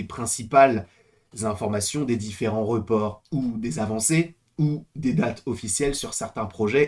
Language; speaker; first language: French; native; French